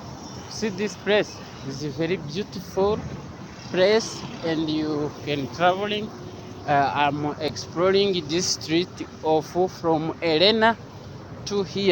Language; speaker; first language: English; non-native, learner; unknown